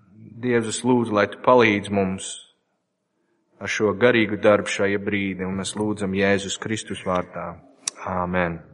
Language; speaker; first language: Latvian; non-native, learner; English